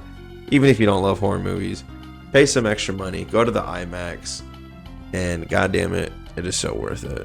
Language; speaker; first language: English; native; English